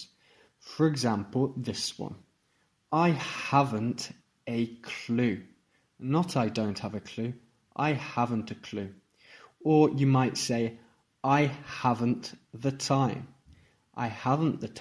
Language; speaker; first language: English; native; English